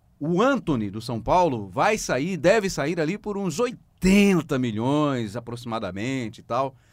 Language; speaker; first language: Portuguese; native; Portuguese